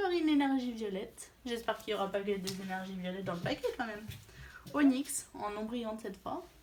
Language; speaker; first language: French; native; French